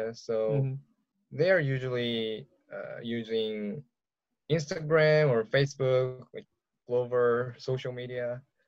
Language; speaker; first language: English; non-native, learner; Korean